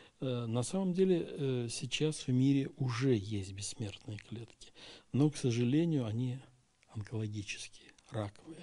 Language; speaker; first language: Russian; native; Russian